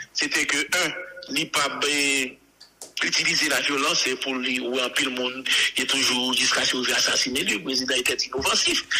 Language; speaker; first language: French; non-native, local second language; Haitian Creole